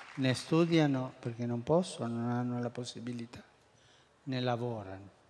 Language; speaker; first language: Italian; non-native, fluent; Spanish